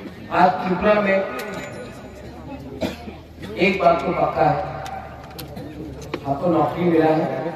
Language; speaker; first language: Hindi; non-native, local second language; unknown